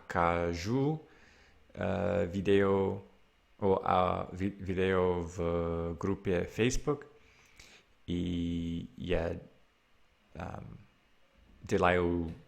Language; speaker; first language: Russian; non-native, learner; English